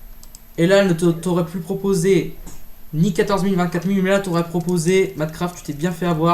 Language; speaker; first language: French; native; French